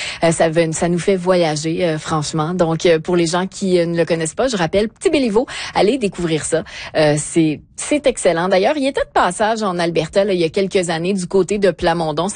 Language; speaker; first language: French; native; French